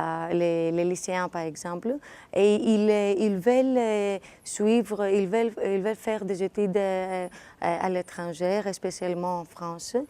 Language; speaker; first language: French; non-native, fluent; Greek